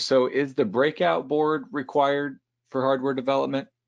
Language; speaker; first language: English; native; English